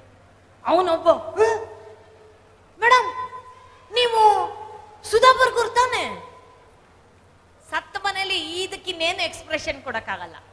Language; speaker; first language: Kannada; native; Kannada